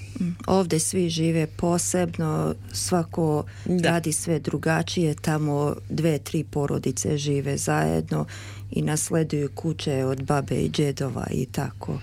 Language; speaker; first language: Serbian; early bilingual, heritage; Serbian